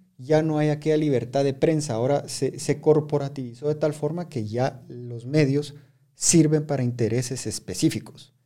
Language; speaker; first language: Spanish; native; Spanish